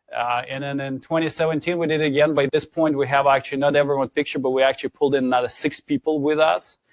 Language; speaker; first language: English; non-native, fluent; Ukrainian